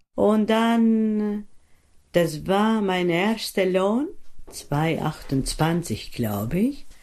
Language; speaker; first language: German; non-native, fluent; Greek